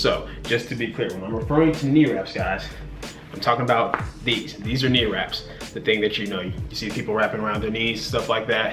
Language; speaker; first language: English; native; English